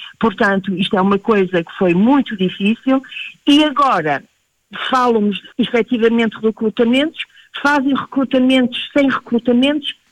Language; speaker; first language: Portuguese; early bilingual, heritage; Portuguese